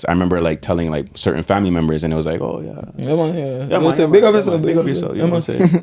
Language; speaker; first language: English; native; English